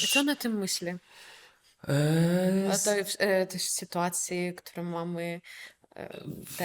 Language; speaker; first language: Polish; non-native, fluent; Belarusian